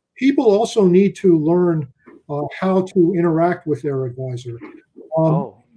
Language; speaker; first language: English; native; English